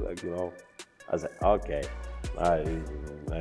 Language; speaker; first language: English; non-native, learner; Ukrainian